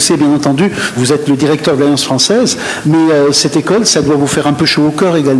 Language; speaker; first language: French; non-native, local second language; Arabic